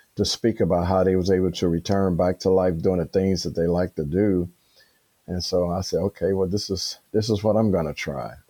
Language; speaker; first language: English; native; English